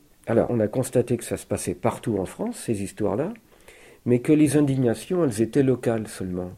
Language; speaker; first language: French; native; French